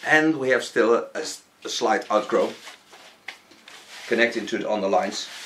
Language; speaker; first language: English; non-native, fluent; Dutch